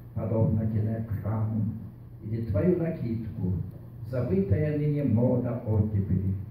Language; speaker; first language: Russian; non-native, local second language; Lithuanian